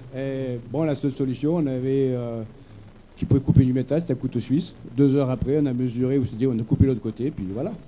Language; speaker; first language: French; native; French